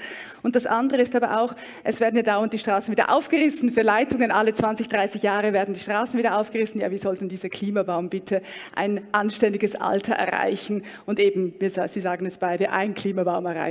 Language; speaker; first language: German; native; German